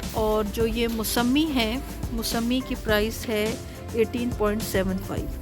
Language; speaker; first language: Urdu; native; Urdu